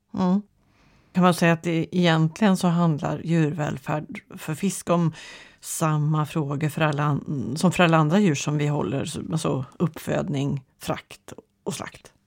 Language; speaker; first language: Swedish; native; Swedish